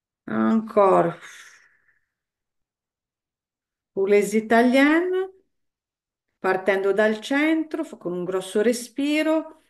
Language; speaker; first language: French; non-native, fluent; Italian